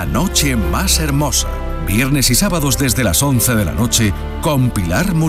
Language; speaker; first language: Spanish; native; Spanish